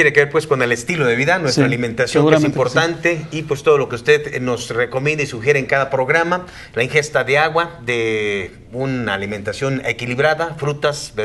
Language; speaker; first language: Spanish; native; Spanish